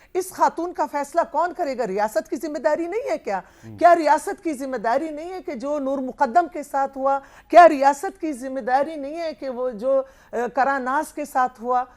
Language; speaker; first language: Urdu; non-native, local second language; Pashto